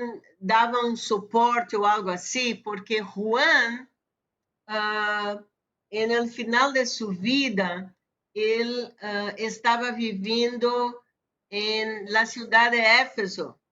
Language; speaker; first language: Spanish; non-native, fluent; Portuguese